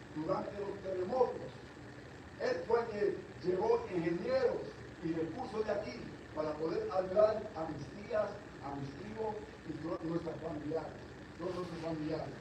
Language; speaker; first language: Spanish; early bilingual, heritage; Spanish